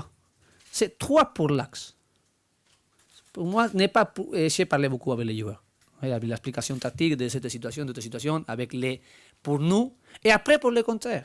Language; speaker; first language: French; non-native, learner; Spanish